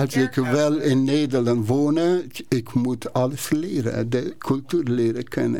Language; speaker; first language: Dutch; non-native, learner; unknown